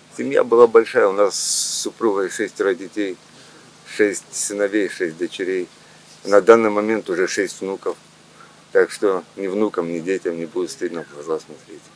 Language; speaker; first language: Russian; native; Russian